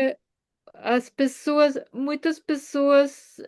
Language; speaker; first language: Portuguese; non-native, fluent; German